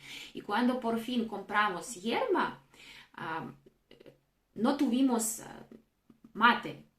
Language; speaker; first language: Spanish; non-native, fluent; Russian